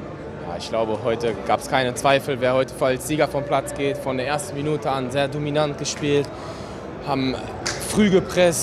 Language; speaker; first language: German; native; German